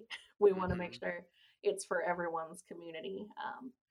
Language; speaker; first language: English; native; English